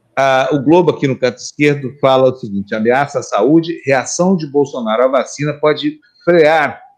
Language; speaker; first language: Portuguese; native; Portuguese